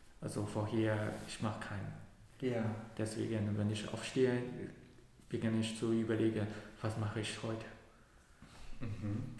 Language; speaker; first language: German; non-native, learner; Cantonese